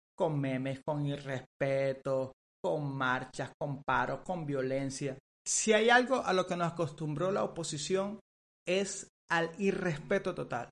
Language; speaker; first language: Spanish; native; Spanish